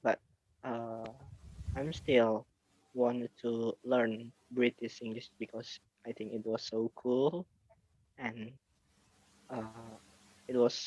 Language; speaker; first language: English; non-native, learner; Indonesian